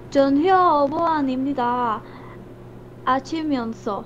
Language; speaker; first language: Korean; non-native, learner; Spanish